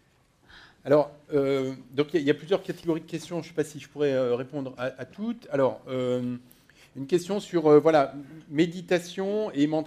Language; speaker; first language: French; native; French